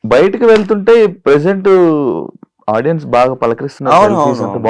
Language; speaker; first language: Telugu; native; Telugu